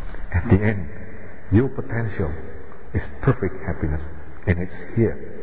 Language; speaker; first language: English; non-native, fluent; Indonesian